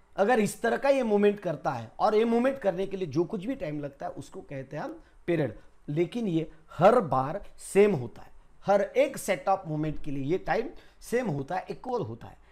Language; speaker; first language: Hindi; non-native, local second language; Marathi